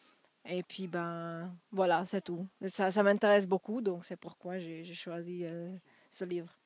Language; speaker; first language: French; non-native, fluent; Hungarian